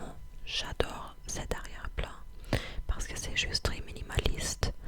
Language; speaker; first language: French; non-native, fluent; English